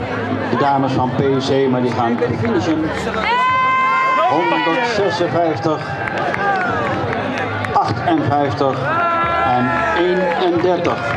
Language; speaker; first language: Dutch; native; Dutch